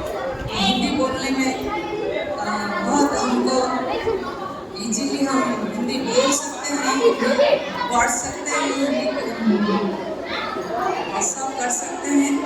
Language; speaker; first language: Hindi; non-native, local second language; Odia